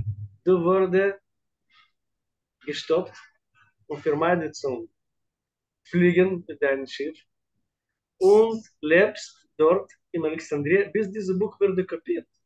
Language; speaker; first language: German; non-native, fluent; Russian